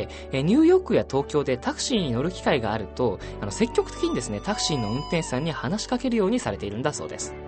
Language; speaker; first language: Japanese; native; Japanese